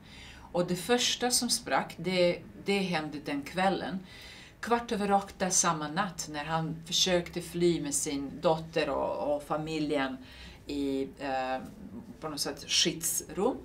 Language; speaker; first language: Swedish; non-native, fluent; Serbian